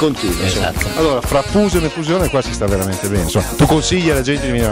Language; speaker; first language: Italian; native; Italian